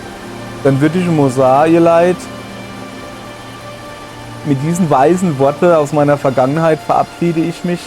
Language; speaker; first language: German; native; German